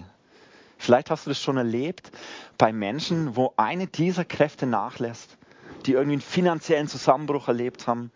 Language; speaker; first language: German; native; German